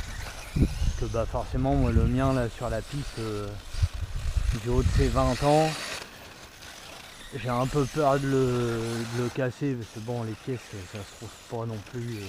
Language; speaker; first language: French; native; French